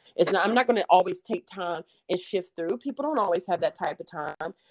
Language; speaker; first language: English; native; English